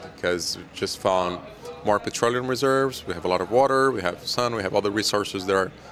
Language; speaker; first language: English; non-native, fluent; Portuguese